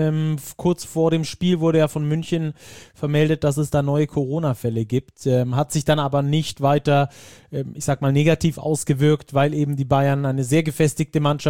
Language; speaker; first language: German; native; German